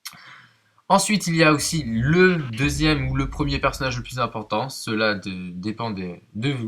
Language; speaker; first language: French; native; French